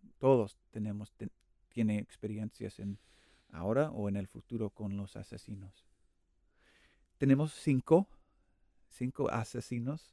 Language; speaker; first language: Spanish; non-native, learner; English